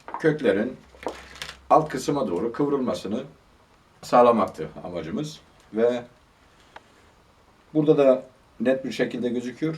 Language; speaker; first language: Turkish; native; Turkish